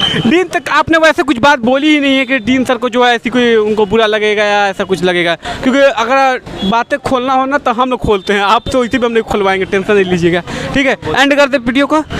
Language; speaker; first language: Hindi; native; Hindi